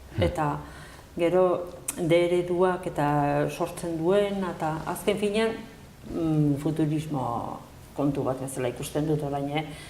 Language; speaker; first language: Basque; native; Basque